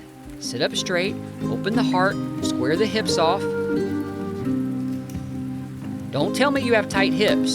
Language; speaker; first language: English; native; English